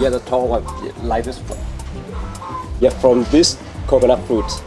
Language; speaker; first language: English; non-native, learner; Vietnamese